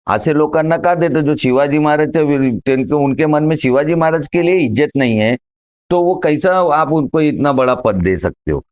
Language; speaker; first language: Hindi; non-native, local second language; Marathi